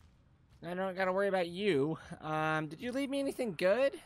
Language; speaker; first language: English; native; English